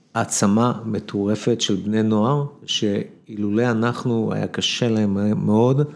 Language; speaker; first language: Hebrew; native; Hebrew